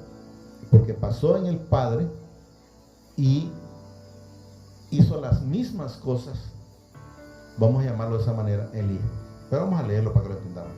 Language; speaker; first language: Spanish; native; Spanish